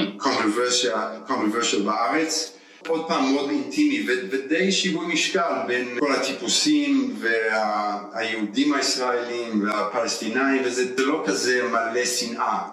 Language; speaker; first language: Hebrew; early bilingual, heritage; Hebrew